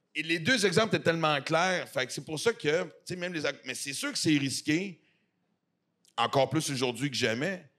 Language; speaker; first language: French; native; French